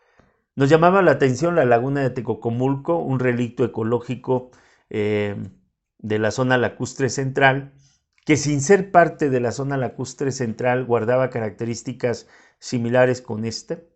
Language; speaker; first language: Spanish; native; Spanish